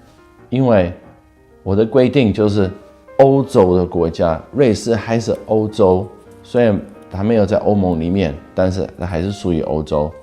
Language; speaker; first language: Chinese; non-native, fluent; Dutch